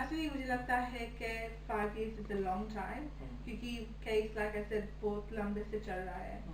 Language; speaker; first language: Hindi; early bilingual, heritage; Hindi